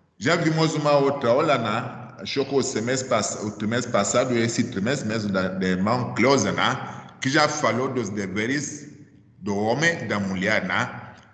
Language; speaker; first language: Portuguese; non-native, fluent; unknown